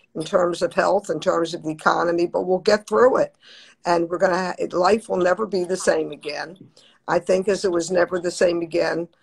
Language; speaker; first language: English; native; English